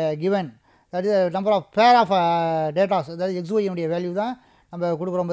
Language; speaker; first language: Tamil; native; Tamil